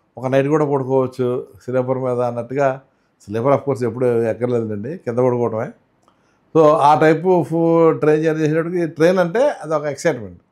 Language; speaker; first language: Telugu; native; Telugu